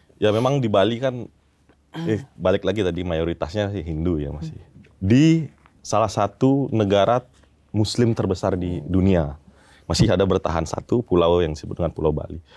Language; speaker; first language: Indonesian; native; Indonesian